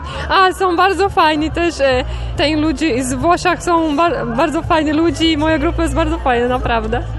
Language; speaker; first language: Polish; non-native, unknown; Portuguese